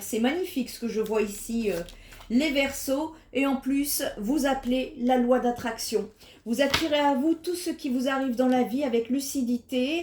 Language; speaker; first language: French; native; French